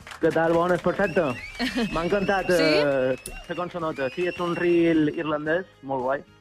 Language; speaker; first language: Catalan; native; Catalan